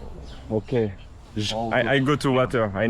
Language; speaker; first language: English; non-native, learner; French